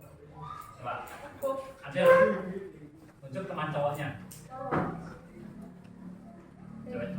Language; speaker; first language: Indonesian; native; Indonesian